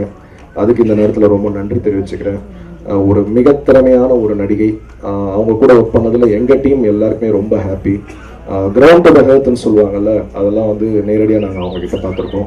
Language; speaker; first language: Tamil; native; Tamil